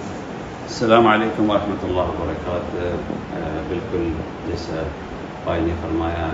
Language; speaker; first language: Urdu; non-native, fluent; Arabic